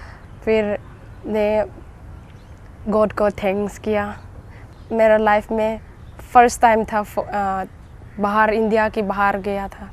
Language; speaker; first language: Hindi; non-native, local second language; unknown